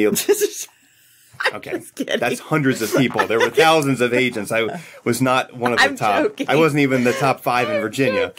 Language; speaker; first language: English; native; English